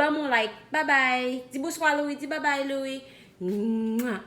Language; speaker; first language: French; non-native, learner; Haitian Creole